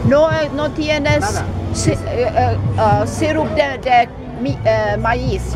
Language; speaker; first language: Spanish; non-native, learner; Czech